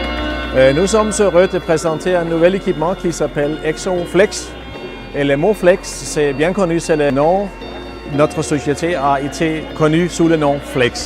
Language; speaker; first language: French; non-native, learner; Danish